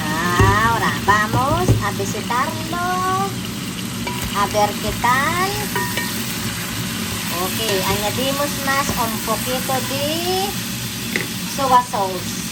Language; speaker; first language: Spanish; non-native, fluent; Filipino